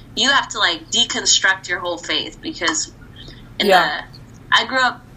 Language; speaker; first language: English; early bilingual, other home language; Spanish